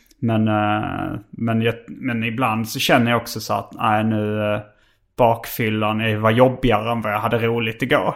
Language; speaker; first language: Swedish; native; Swedish